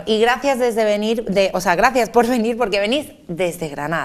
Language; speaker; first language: Spanish; native; Spanish